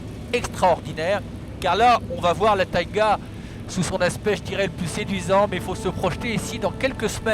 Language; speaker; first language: French; native; French